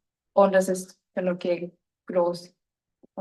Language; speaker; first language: German; non-native, fluent; Japanese